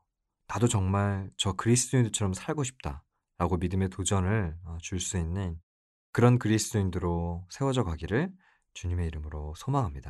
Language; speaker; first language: Korean; native; Korean